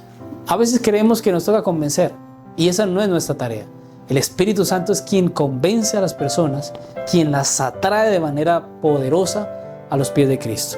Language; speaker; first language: Spanish; native; Spanish